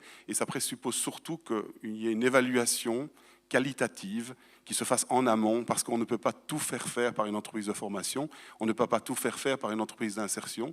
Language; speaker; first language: French; native; French